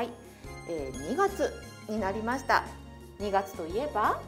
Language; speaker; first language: Japanese; native; Japanese